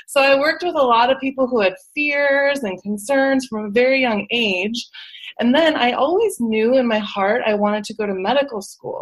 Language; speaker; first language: English; native; English